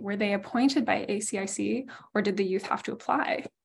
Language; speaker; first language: English; native; English